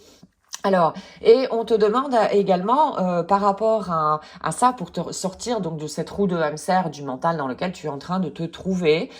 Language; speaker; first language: French; native; French